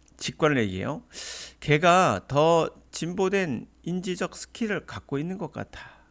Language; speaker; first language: Korean; native; Korean